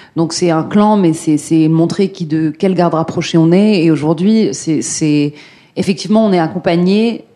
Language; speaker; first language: French; native; French